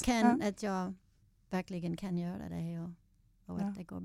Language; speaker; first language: Swedish; non-native, fluent; English